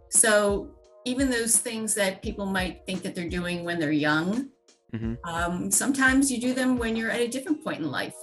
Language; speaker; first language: English; native; English